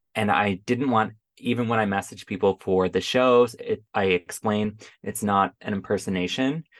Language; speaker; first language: English; native; English